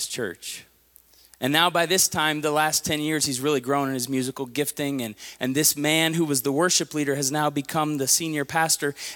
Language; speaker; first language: English; native; English